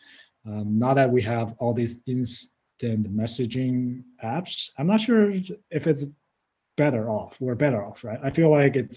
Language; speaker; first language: English; non-native, fluent; Chinese